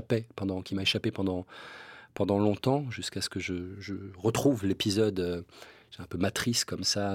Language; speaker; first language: French; native; French